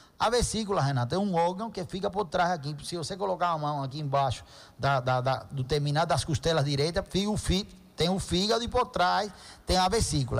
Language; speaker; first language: Portuguese; non-native, fluent; Spanish